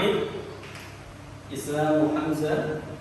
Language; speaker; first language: Arabic; non-native, learner; Indonesian